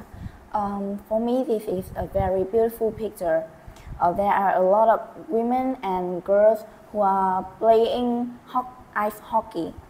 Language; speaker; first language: English; non-native, learner; Vietnamese